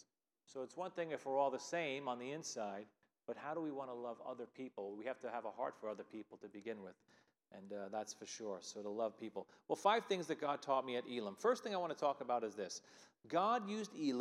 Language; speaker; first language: English; native; English